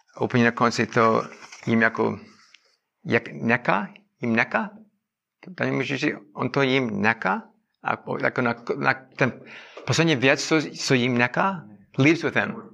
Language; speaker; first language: Czech; non-native, learner; English